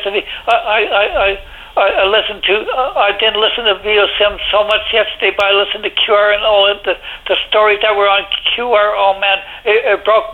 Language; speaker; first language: English; native; English